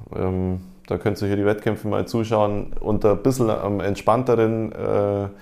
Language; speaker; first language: German; native; German